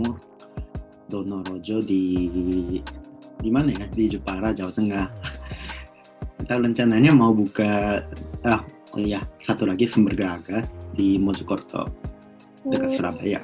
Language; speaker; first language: Indonesian; non-native, fluent; Japanese